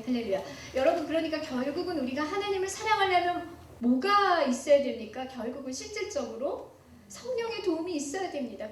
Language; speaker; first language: Korean; native; Korean